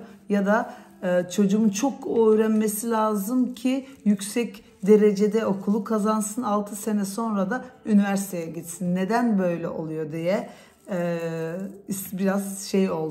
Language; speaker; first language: Turkish; early bilingual, heritage; Turkish